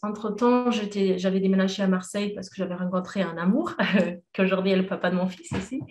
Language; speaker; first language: French; non-native, fluent; Portuguese